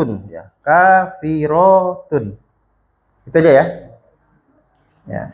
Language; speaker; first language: Arabic; non-native, fluent; Indonesian